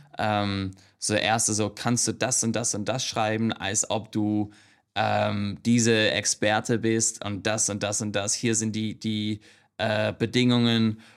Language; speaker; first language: German; non-native, fluent; English